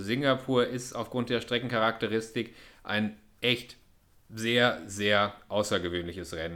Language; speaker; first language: German; native; German